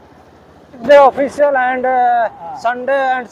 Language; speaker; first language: English; non-native, learner; Hindi